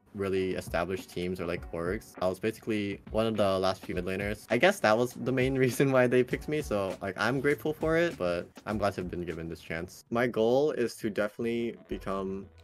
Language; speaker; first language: English; native; English